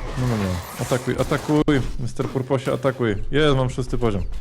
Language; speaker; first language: Polish; native; Polish